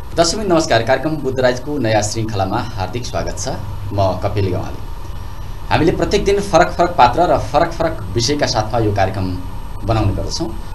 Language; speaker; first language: Nepali; native; Nepali